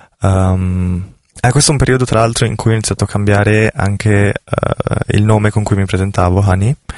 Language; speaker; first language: Italian; native; Italian